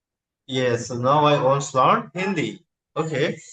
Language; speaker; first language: English; non-native, learner; Bangla